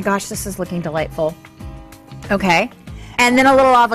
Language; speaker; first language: English; native; English